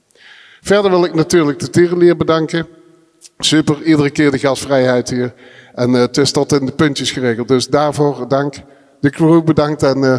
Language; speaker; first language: Dutch; native; Dutch